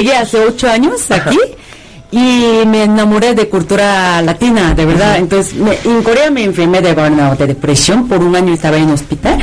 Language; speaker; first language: Spanish; non-native, fluent; Korean